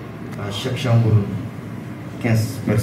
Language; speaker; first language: French; non-native, learner; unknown